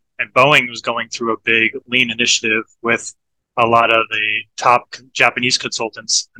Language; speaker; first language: English; native; English